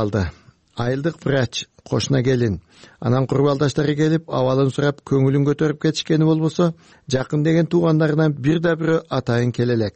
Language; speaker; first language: Kyrgyz; native; Kyrgyz